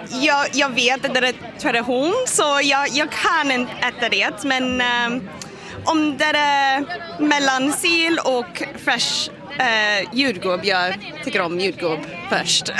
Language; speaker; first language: Swedish; non-native, learner; English